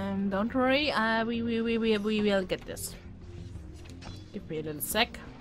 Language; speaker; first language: German; native; German